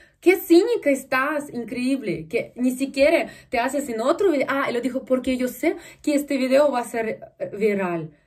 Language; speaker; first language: Spanish; non-native, fluent; Russian